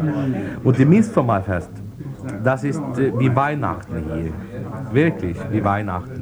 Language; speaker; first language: German; non-native, learner; Swedish